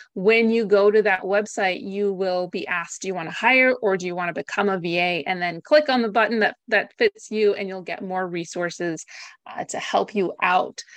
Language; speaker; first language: English; native; English